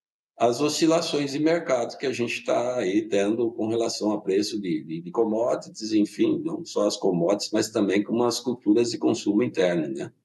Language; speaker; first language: Portuguese; native; Portuguese